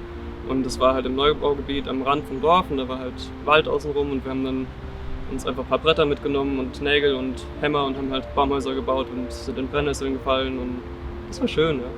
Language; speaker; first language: German; native; German